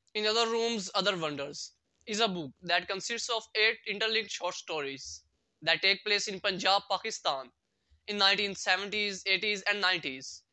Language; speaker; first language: English; non-native, local second language; Urdu